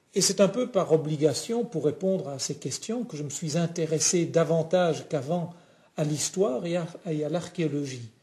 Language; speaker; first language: French; non-native, local second language; Dutch